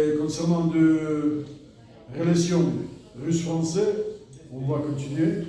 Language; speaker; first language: French; non-native, learner; Russian